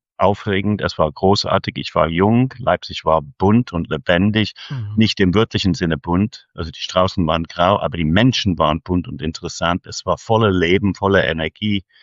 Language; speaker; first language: German; non-native, fluent; English